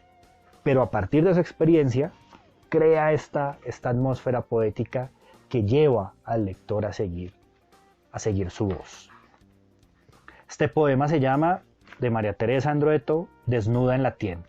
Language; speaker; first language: Spanish; native; Spanish